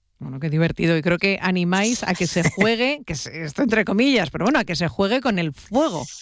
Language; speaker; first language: Spanish; native; Spanish